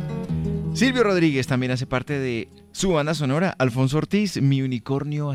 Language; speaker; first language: Spanish; native; Spanish